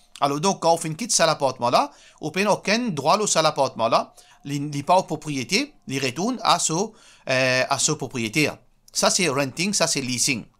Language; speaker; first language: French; non-native, local second language; Morisyen